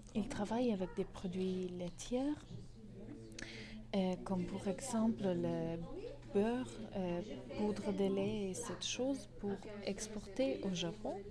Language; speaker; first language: French; non-native, learner; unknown